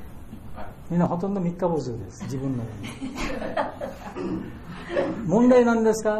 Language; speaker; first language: Japanese; non-native, fluent; Bangla